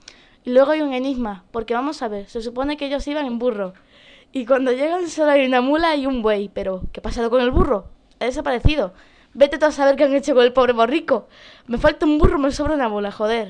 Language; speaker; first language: Spanish; native; Spanish